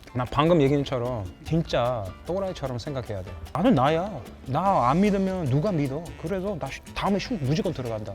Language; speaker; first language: Korean; non-native, fluent; English